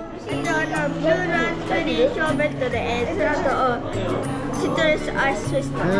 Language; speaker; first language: Japanese; early bilingual, other home language; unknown